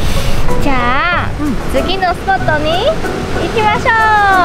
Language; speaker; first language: Japanese; non-native, fluent; Chinese